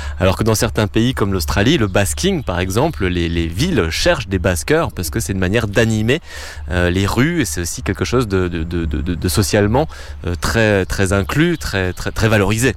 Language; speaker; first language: French; native; French